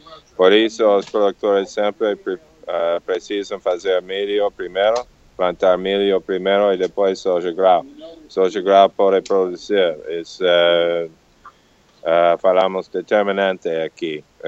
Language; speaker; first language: Portuguese; non-native, learner; English